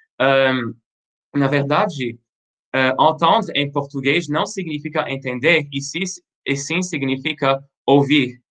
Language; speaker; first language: Portuguese; non-native, fluent; French